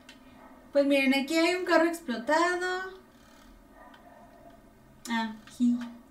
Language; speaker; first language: Spanish; native; Spanish